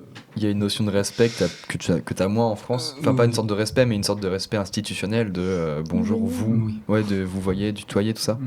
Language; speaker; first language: French; native; French